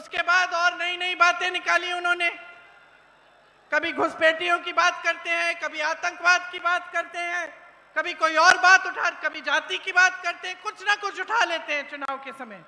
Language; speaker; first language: Hindi; native; Hindi